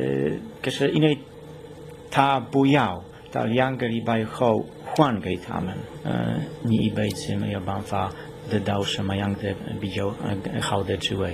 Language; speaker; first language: Chinese; non-native, learner; Polish